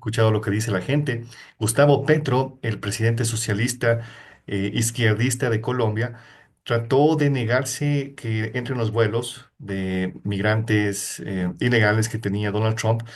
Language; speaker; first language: Spanish; native; Spanish